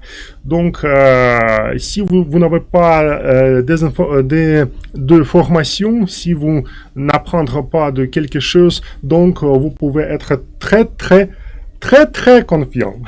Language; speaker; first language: French; non-native, fluent; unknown